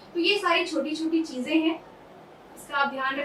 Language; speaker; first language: Hindi; native; Hindi